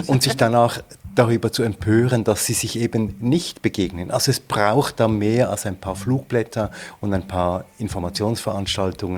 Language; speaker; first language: German; native; German